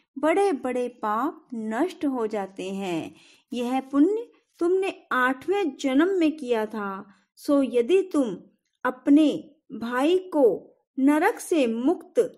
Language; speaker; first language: Hindi; native; Hindi